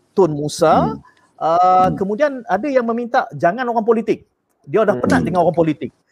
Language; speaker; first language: Malay; native; Malay